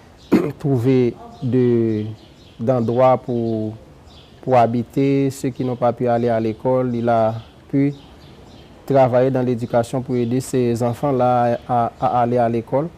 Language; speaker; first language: French; non-native, local second language; Haitian Creole